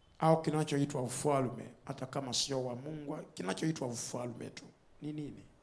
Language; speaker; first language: Swahili; non-native, fluent; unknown